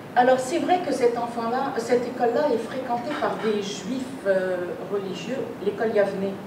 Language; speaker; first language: French; native; French